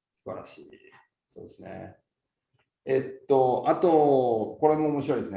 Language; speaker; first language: Japanese; native; Japanese